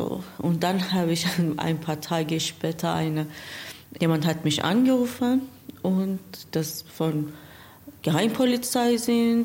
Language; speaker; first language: German; non-native, learner; Persian